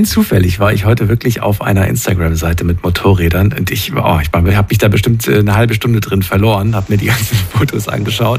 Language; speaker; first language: German; native; German